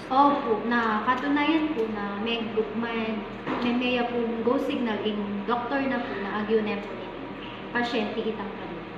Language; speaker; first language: Filipino; non-native, local second language; Pampanga